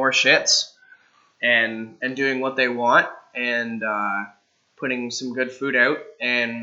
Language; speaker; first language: English; native; English